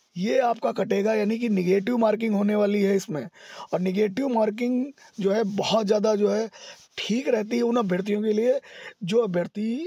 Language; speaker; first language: Hindi; native; Hindi